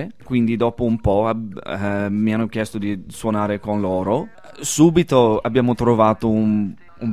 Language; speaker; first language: Italian; non-native, fluent; English